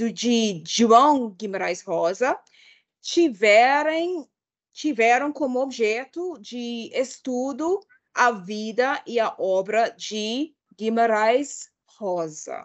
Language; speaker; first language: Portuguese; non-native, fluent; English